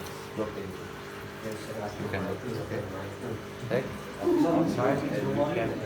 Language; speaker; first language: English; non-native, learner; Indonesian